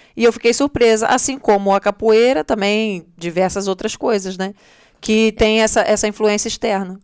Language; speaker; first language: Portuguese; native; Portuguese